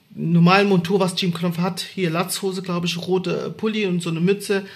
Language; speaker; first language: German; native; German